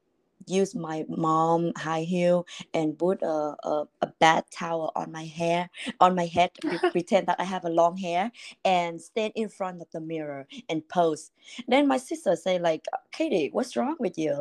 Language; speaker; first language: English; non-native, fluent; Vietnamese